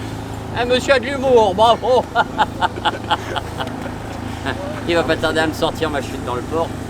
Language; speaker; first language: French; native; French